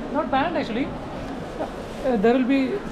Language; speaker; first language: English; non-native, local second language; Malayalam